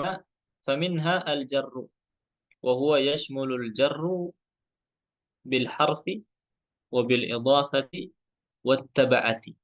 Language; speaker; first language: Arabic; non-native, fluent; Indonesian